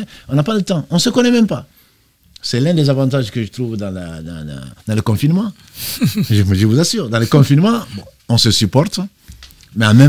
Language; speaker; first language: French; native; French